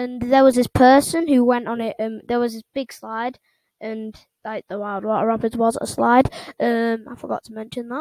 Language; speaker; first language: English; native; English